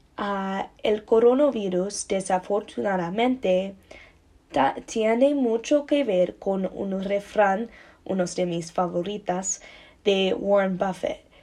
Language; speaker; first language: Spanish; non-native, learner; English